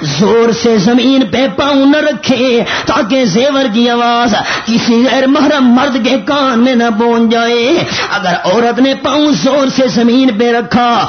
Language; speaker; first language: Urdu; non-native, local second language; Punjabi